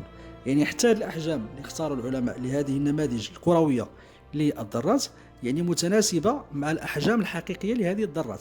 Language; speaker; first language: Arabic; native; Arabic